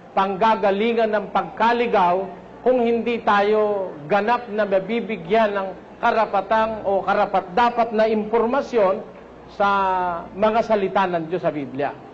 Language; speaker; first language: Filipino; non-native, local second language; Pampanga